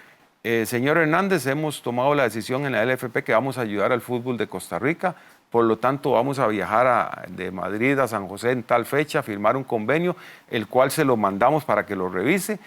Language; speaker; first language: Spanish; native; Spanish